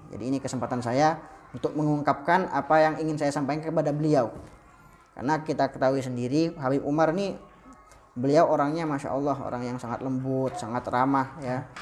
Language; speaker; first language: Indonesian; non-native, local second language; Madurese